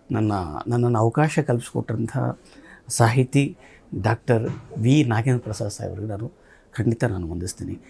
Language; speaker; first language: Kannada; non-native, local second language; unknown